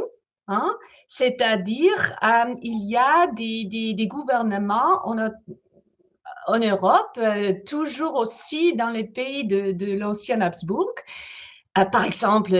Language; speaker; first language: French; non-native, fluent; German